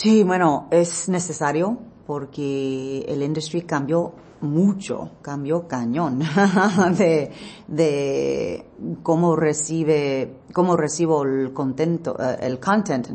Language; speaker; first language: Spanish; early bilingual, heritage; English